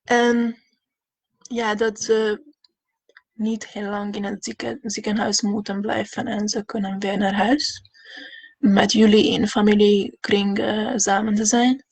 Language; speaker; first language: Dutch; non-native, fluent; Hungarian